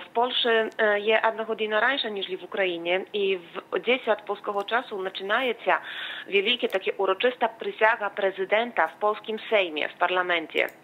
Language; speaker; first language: Polish; non-native, learner; Ukrainian